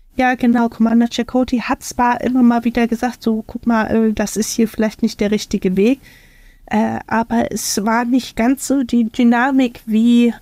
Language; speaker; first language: German; native; German